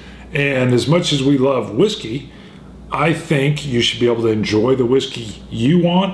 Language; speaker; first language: English; native; English